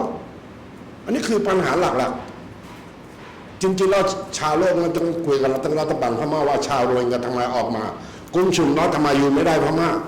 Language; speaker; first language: Thai; early bilingual, other home language; Rohingya